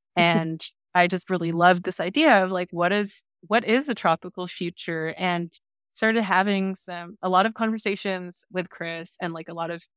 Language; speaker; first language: English; non-native, local second language; Filipino